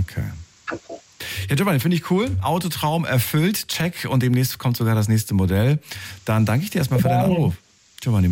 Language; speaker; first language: German; native; German